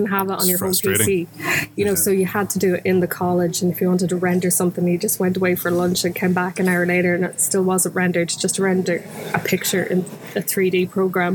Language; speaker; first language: English; native; English